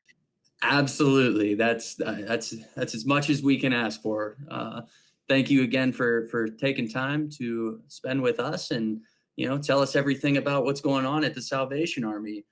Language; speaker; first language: English; native; English